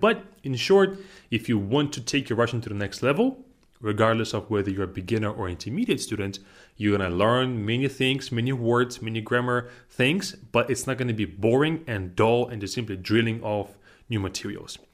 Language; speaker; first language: English; non-native, fluent; Russian